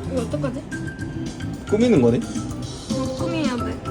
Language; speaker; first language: Korean; non-native, fluent; Japanese